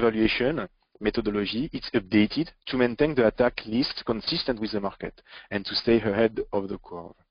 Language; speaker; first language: English; non-native, fluent; French